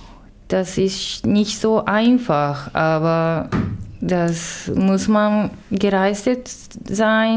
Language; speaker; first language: German; non-native, learner; Japanese